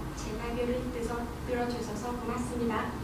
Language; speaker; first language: Korean; non-native, learner; Vietnamese